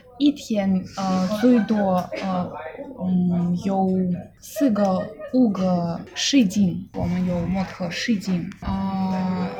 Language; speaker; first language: Chinese; non-native, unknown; Russian